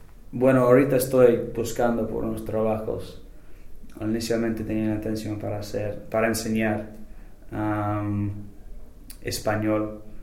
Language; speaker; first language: Spanish; non-native, fluent; English